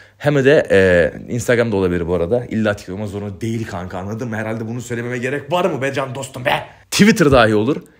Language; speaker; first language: Turkish; native; Turkish